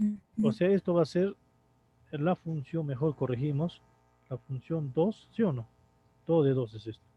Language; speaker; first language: Spanish; native; Spanish